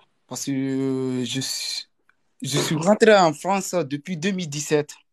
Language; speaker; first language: French; non-native, learner; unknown